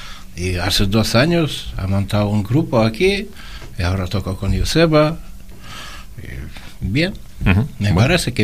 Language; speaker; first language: Spanish; non-native, learner; Russian